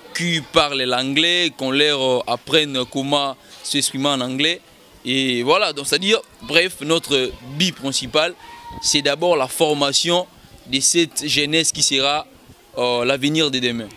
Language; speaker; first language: French; non-native, local second language; Lingala